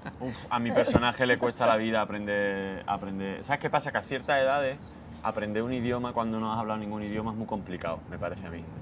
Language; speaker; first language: Spanish; native; Spanish